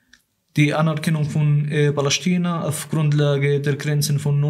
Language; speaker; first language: German; non-native, fluent; Arabic